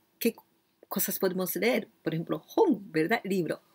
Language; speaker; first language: Spanish; non-native, learner; Japanese